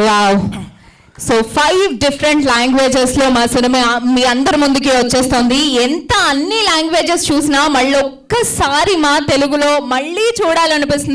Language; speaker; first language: Telugu; native; Telugu